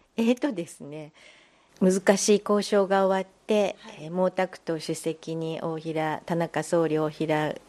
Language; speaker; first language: Japanese; native; Japanese